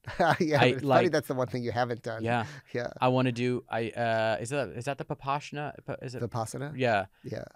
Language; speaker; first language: English; native; English